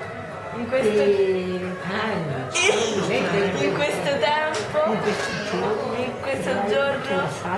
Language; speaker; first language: Italian; non-native, fluent; Malagasy